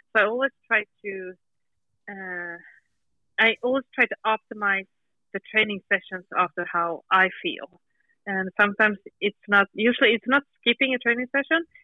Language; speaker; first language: English; non-native, fluent; Swedish